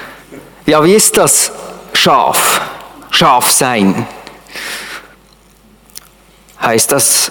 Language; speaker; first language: German; native; German